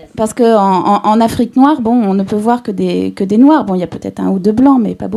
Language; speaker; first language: French; native; French